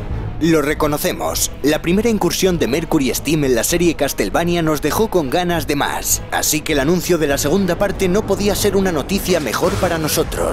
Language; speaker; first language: Spanish; native; Spanish